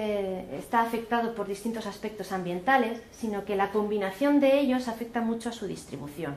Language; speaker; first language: Spanish; native; Spanish